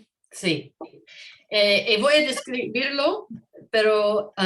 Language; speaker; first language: Spanish; non-native, learner; English